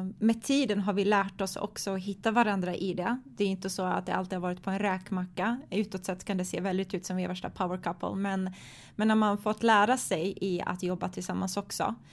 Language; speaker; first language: Swedish; early bilingual, other home language; Croatian